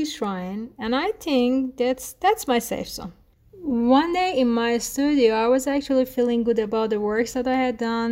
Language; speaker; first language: English; non-native, fluent; Persian